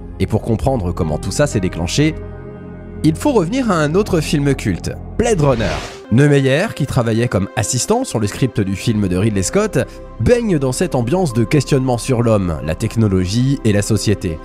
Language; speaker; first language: French; native; French